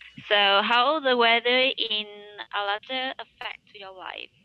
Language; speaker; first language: English; non-native, learner; Vietnamese